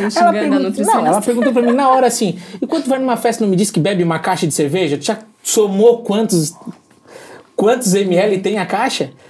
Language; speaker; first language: Portuguese; native; Portuguese